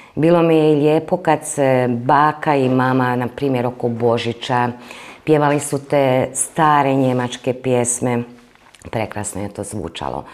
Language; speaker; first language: Croatian; non-native, local second language; Hungarian